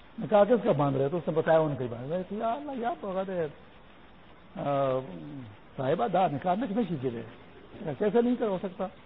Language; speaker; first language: Urdu; non-native, local second language; Pashto